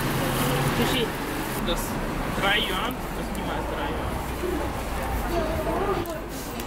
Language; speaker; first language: German; non-native, fluent; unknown